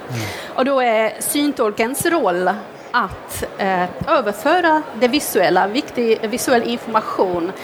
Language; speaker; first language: Swedish; non-native, fluent; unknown